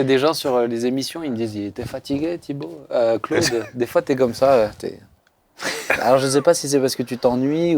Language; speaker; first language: French; native; French